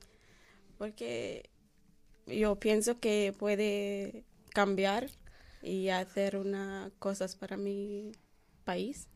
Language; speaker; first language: Spanish; non-native, learner; Arabic